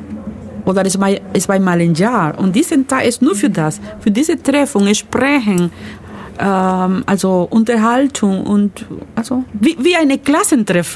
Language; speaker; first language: German; non-native, learner; Spanish